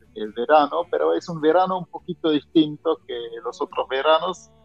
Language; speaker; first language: Spanish; non-native, fluent; German